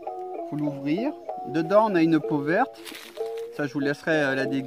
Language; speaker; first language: French; native; French